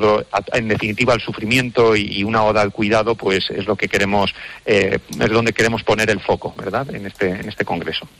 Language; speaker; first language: Spanish; native; Spanish